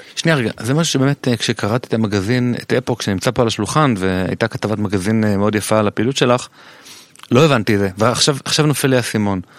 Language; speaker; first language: Hebrew; native; Hebrew